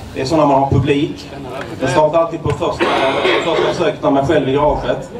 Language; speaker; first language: Swedish; native; Swedish